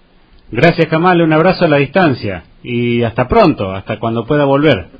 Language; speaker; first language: Spanish; native; Spanish